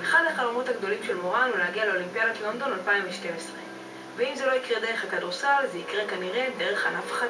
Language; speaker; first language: Hebrew; native; Hebrew